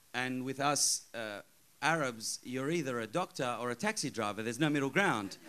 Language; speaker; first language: English; early bilingual, other home language; Arabic